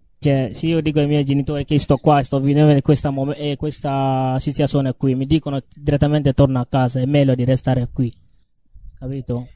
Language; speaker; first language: Italian; non-native, fluent; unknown